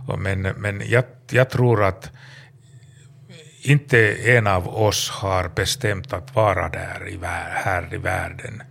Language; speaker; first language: Swedish; non-native, learner; Finnish